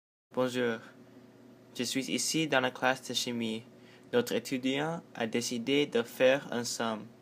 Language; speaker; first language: French; non-native, learner; English